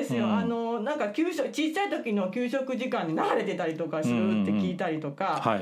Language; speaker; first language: Japanese; native; Japanese